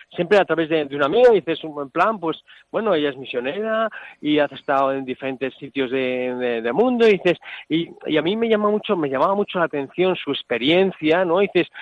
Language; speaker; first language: Spanish; native; Spanish